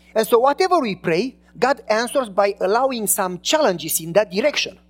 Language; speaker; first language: English; non-native, fluent; Romanian